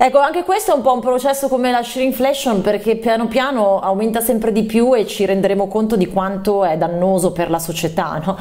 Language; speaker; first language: Italian; native; Italian